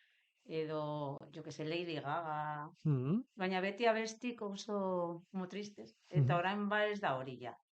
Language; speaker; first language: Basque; non-native, local second language; Spanish